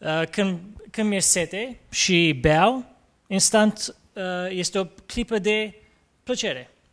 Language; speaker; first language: Romanian; early bilingual, heritage; Romanian